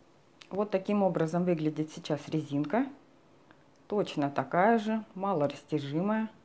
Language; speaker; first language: Russian; native; Russian